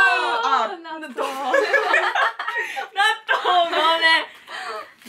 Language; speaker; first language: Japanese; non-native, learner; Russian